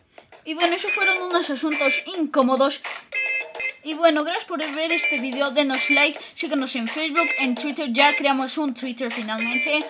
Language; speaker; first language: Spanish; native; Spanish